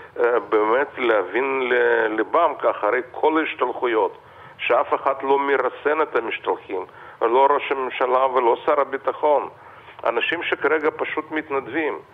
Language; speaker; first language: Hebrew; non-native, fluent; Russian